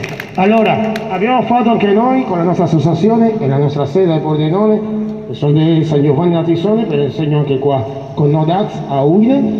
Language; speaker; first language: Italian; non-native, fluent; Spanish